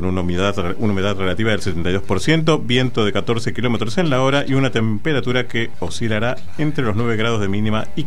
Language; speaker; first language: Spanish; native; Spanish